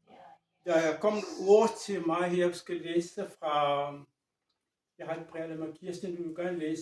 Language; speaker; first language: Danish; non-native, fluent; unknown